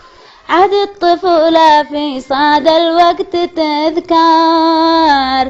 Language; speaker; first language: Arabic; native; Arabic